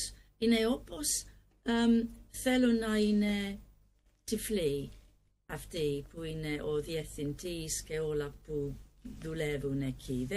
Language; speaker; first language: Greek; non-native, learner; English